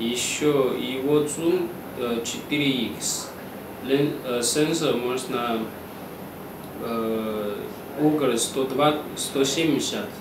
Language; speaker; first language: Russian; non-native, learner; Chinese